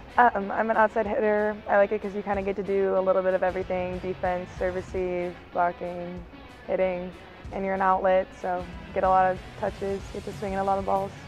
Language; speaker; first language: English; native; English